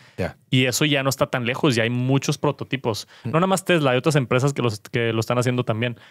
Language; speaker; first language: Spanish; native; Spanish